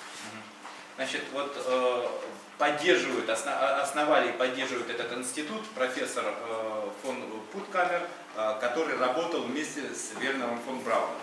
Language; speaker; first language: Russian; native; Russian